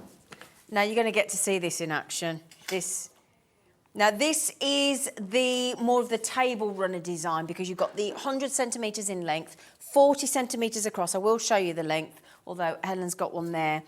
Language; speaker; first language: English; native; English